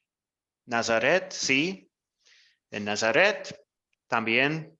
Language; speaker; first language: Spanish; non-native, fluent; English